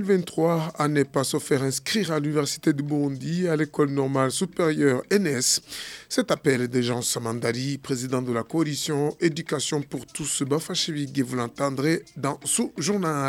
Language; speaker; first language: French; non-native, local second language; Rundi